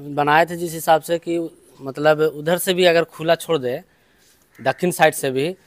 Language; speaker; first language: Hindi; native; Hindi